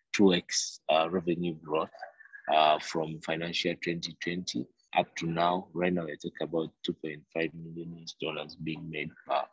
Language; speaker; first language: English; non-native, local second language; Ganda